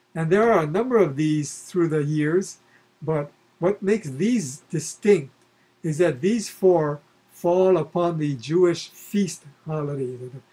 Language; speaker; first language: English; native; English